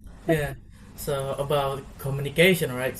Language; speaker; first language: English; non-native, learner; Indonesian